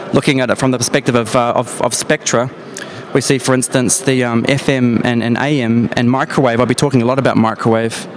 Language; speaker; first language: English; native; English